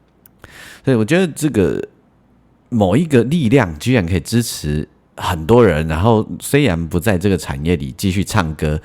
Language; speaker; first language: Chinese; native; Chinese